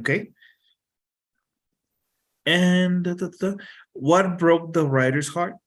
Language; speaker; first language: English; non-native, fluent; Spanish